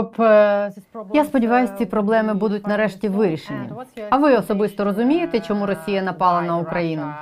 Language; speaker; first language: Ukrainian; native; Ukrainian